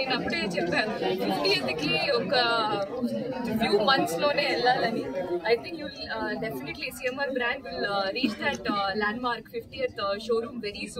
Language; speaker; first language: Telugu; non-native, fluent; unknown